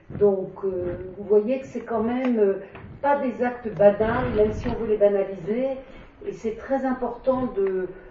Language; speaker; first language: French; native; French